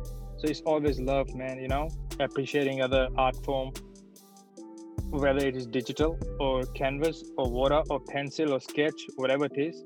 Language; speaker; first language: English; non-native, local second language; Punjabi